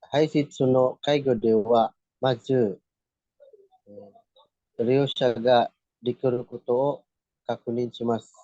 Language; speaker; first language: Japanese; non-native, learner; Cebuano